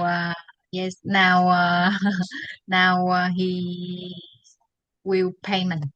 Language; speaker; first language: English; non-native, learner; Vietnamese